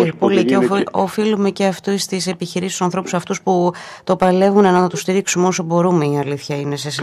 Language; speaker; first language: Greek; native; Greek